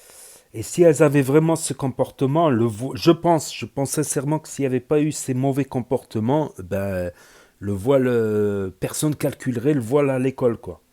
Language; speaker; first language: French; native; French